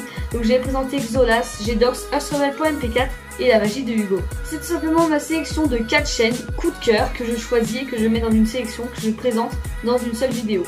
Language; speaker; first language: French; native; French